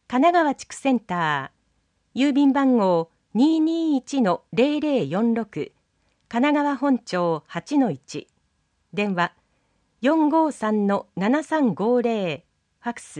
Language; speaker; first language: Japanese; native; Japanese